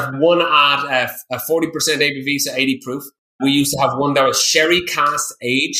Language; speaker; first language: English; native; English